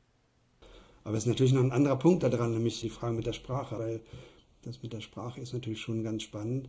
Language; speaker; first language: German; native; German